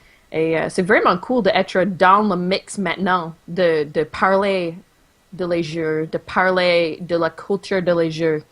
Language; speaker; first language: French; non-native, local second language; English